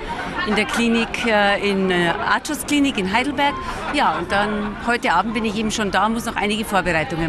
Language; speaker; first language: German; native; German